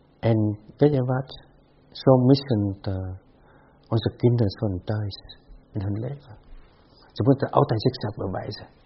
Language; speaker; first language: Dutch; non-native, fluent; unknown